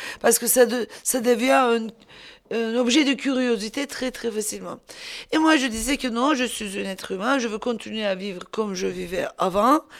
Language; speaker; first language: French; non-native, fluent; Turkish